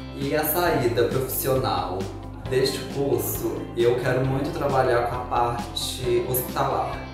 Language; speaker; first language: Portuguese; native; Portuguese